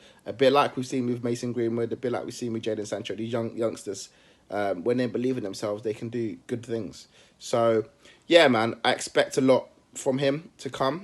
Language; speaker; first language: English; native; English